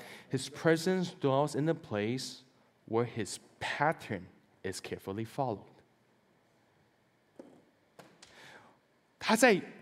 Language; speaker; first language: English; early bilingual, other home language; Chinese